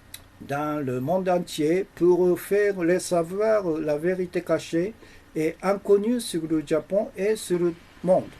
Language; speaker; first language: French; non-native, learner; Japanese